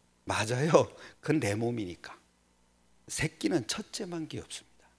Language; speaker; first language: Korean; native; Korean